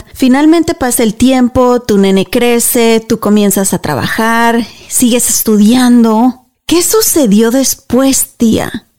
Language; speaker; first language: Spanish; native; Spanish